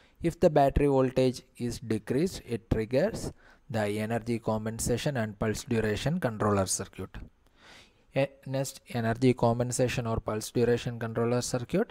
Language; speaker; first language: English; non-native, local second language; Malayalam